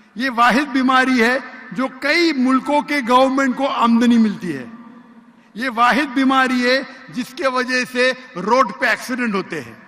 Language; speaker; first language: Urdu; non-native, local second language; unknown